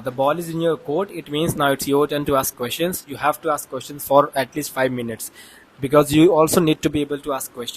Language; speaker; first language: English; non-native, fluent; Hindi